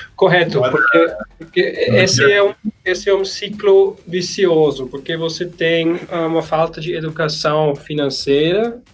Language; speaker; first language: Portuguese; non-native, learner; German